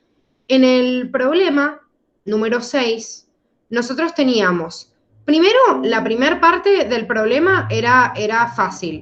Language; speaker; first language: Spanish; native; Spanish